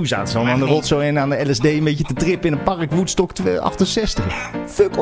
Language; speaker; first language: Dutch; native; Dutch